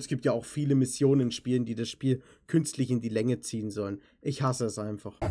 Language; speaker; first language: German; native; German